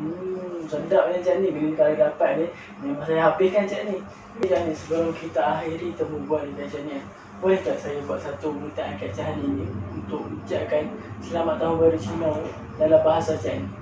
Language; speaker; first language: Malay; native; Malay